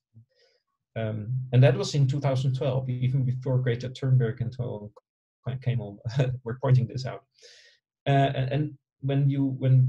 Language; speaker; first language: English; non-native, fluent; Dutch